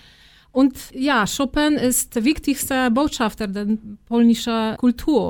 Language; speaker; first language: German; non-native, fluent; Polish